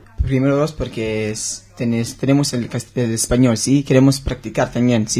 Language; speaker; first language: Spanish; non-native, learner; Hebrew